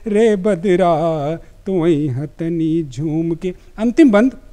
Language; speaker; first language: Hindi; native; Hindi